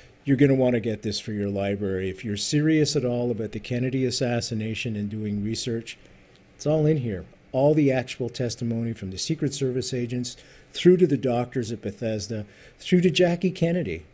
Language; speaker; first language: English; native; English